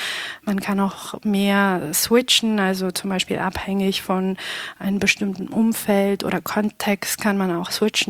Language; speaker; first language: German; early bilingual, other home language; Pashto